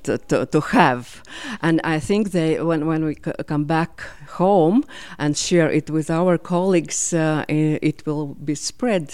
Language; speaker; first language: English; non-native, fluent; Latvian